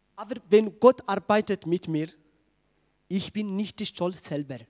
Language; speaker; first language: German; non-native, fluent; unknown